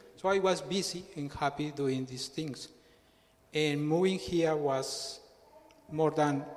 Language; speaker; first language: English; non-native, fluent; Spanish